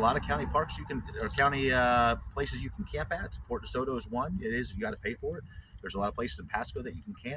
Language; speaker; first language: English; native; English